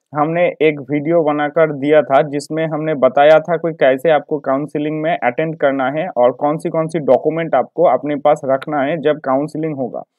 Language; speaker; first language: Hindi; non-native, local second language; Bangla